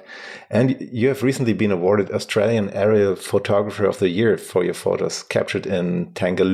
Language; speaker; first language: English; non-native, fluent; German